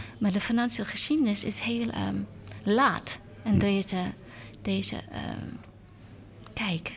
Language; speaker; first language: Dutch; non-native, learner; English